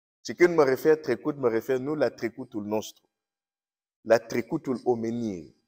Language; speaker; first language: Romanian; non-native, fluent; English